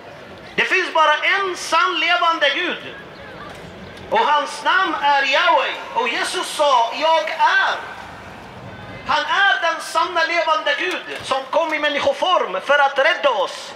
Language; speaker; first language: Swedish; non-native, fluent; Arabic